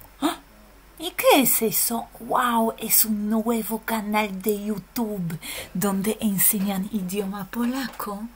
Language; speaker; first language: Spanish; non-native, fluent; Polish